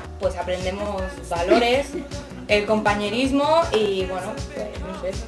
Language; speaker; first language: Spanish; native; Spanish